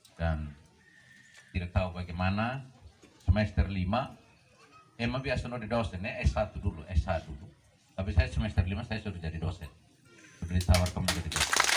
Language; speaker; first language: Indonesian; non-native, local second language; Tetum